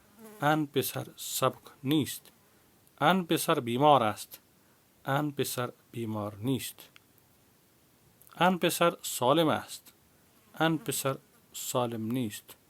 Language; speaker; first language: Persian; non-native, fluent; Urdu